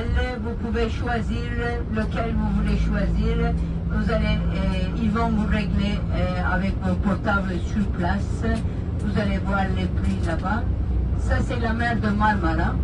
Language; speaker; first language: French; non-native, fluent; Turkish